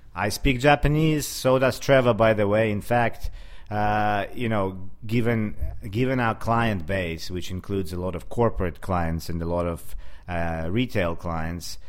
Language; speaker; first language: English; non-native, fluent; Russian